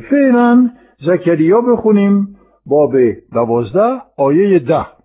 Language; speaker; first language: Persian; non-native, fluent; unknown